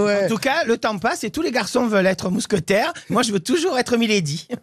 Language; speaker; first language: French; native; French